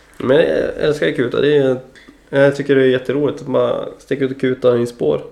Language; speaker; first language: Swedish; early bilingual, other home language; Greek